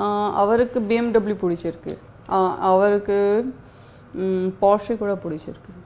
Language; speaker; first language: Tamil; non-native, fluent; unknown